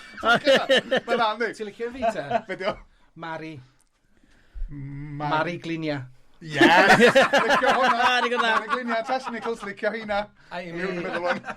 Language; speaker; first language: Welsh; native; Welsh